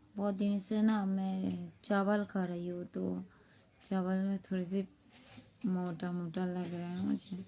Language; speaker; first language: Hindi; non-native, local second language; Bangla